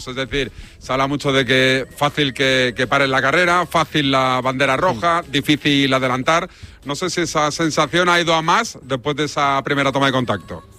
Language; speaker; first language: Spanish; native; Spanish